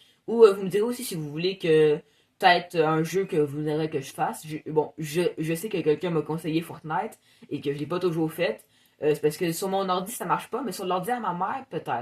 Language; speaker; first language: French; native; French